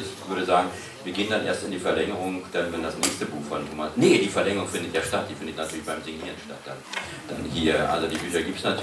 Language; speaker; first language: German; native; German